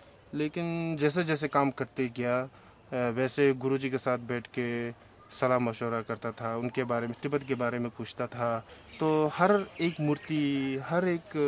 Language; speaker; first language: Hindi; non-native, local second language; Tibetan